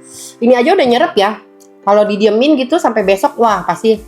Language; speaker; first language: Indonesian; native; Indonesian